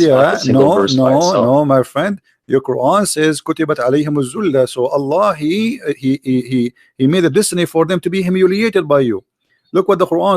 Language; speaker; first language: English; non-native, local second language; Arabic